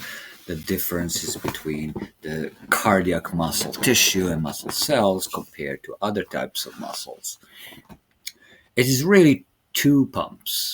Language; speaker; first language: English; non-native, fluent; Serbian